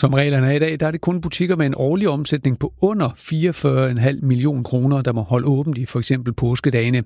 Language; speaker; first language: Danish; native; Danish